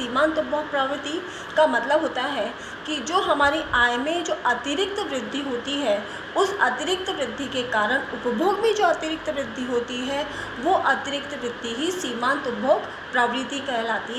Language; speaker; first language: Hindi; native; Hindi